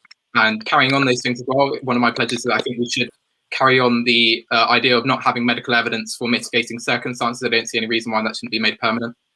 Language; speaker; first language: English; native; English